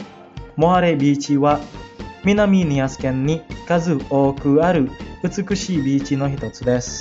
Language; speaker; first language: Japanese; non-native, fluent; Indonesian